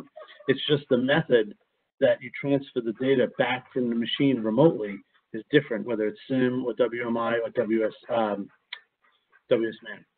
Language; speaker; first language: English; native; English